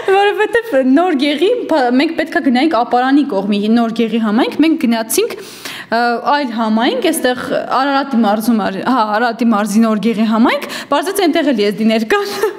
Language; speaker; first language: Armenian; native; Armenian